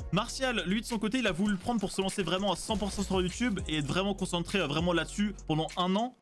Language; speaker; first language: French; native; French